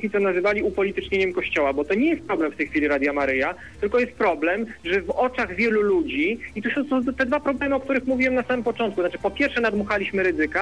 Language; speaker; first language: Polish; native; Polish